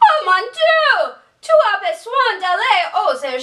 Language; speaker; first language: French; non-native, learner; English